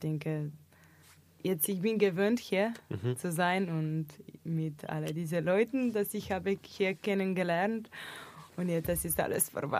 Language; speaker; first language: German; non-native, learner; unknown